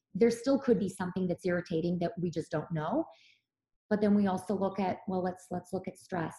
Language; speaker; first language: English; early bilingual, other home language; Serbian